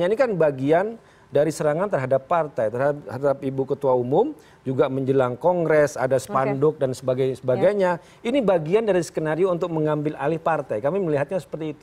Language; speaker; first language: Indonesian; native; Indonesian